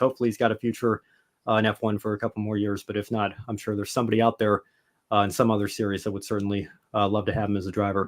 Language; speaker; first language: English; native; English